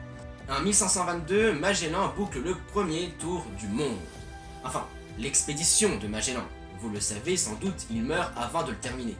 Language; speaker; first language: French; native; French